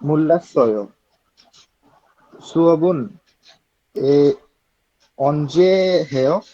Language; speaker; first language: Korean; non-native, learner; Bangla